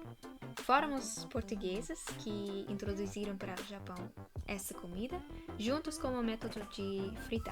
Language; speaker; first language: Portuguese; non-native, fluent; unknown